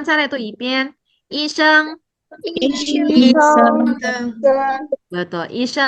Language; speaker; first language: Chinese; non-native, fluent; Indonesian